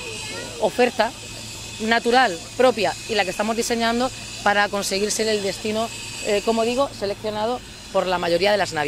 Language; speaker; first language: Spanish; native; Spanish